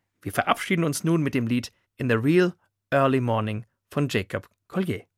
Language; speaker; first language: German; native; German